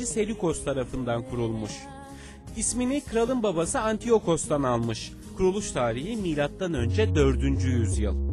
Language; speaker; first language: Turkish; native; Turkish